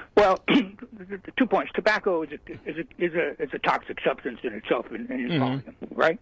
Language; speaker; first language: English; early bilingual, other home language; Norwegian